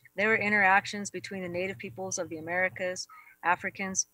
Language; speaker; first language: English; native; English